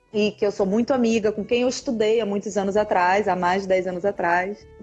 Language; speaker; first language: Portuguese; native; Portuguese